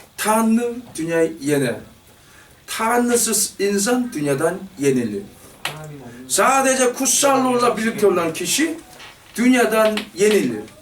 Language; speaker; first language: Turkish; non-native, fluent; Korean